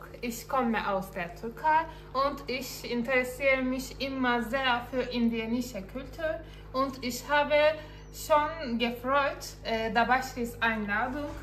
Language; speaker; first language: German; non-native, learner; Turkish